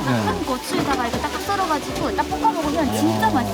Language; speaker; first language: Korean; native; Korean